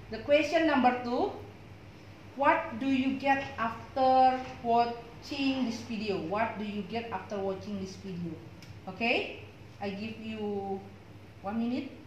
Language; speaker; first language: English; non-native, learner; Indonesian